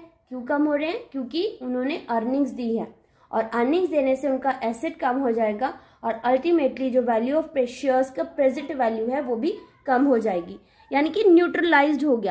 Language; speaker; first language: Hindi; native; Hindi